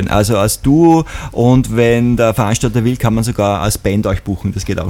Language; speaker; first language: German; native; German